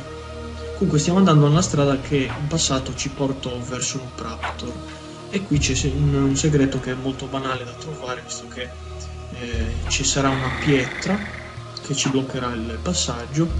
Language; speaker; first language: Italian; native; Italian